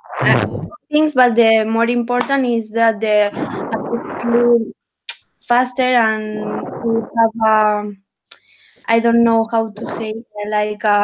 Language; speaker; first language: English; non-native, learner; Spanish